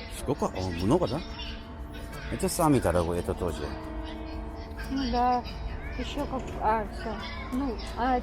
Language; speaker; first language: Russian; non-native, learner; Korean